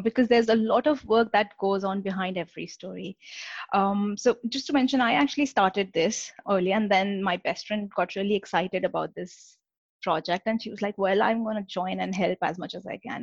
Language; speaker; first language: English; non-native, local second language; Hindi